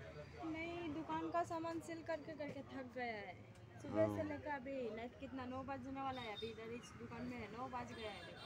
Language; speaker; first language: Hindi; non-native, fluent; Bangla